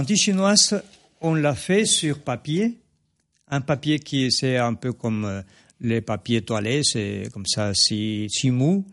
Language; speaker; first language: French; non-native, fluent; Spanish